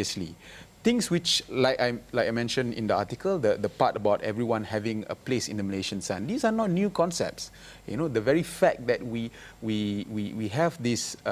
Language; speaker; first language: English; non-native, local second language; Malay